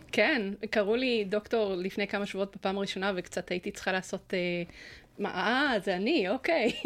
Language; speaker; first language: Hebrew; early bilingual, other home language; English